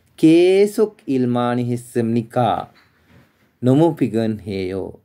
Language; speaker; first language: Korean; non-native, learner; Sinhala